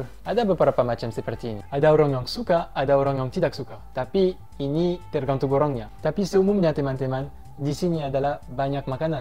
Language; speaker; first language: Indonesian; non-native, fluent; French